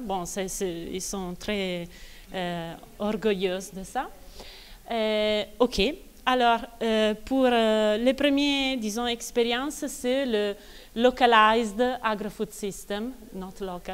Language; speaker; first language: French; non-native, fluent; Italian